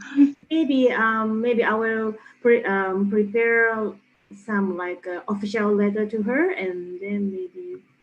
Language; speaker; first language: English; non-native, fluent; Japanese